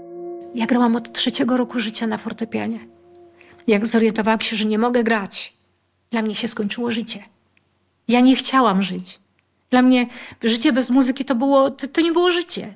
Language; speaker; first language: Polish; native; Polish